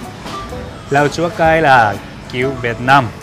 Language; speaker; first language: Vietnamese; non-native, learner; Japanese